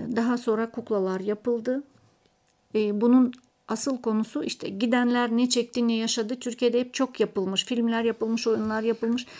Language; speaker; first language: Turkish; non-native, fluent; Russian